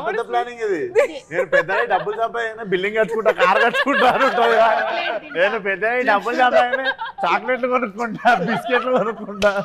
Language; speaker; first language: Telugu; native; Telugu